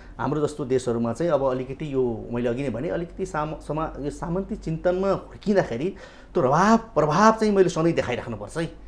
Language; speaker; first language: Nepali; native; Nepali